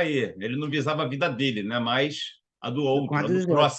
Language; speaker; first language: Portuguese; native; Portuguese